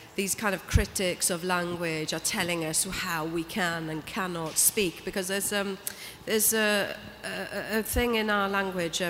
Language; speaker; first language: English; non-native, local second language; Welsh